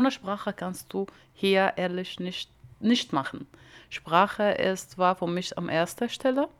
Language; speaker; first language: German; non-native, learner; Arabic